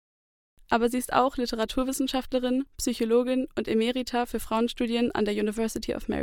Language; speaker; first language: German; native; German